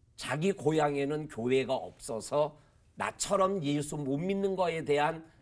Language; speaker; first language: Korean; native; Korean